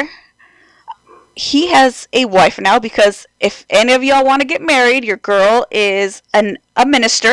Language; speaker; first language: English; early bilingual, other home language; Spanish